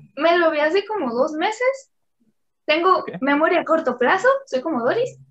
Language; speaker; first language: Spanish; native; Spanish